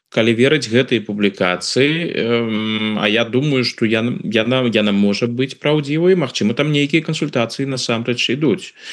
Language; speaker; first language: Belarusian; native; Belarusian